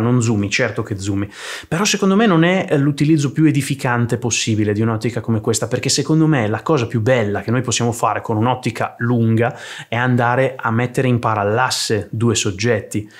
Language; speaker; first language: Italian; native; Italian